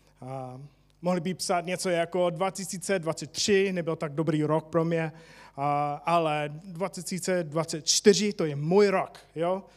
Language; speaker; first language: Czech; non-native, fluent; English